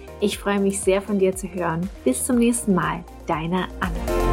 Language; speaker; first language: German; native; German